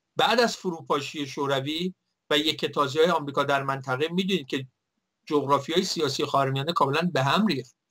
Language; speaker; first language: Persian; native; Persian